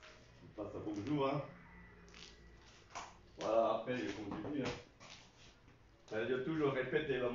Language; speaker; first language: French; non-native, learner; Chinese